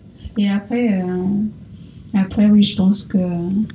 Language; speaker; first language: French; non-native, learner; Portuguese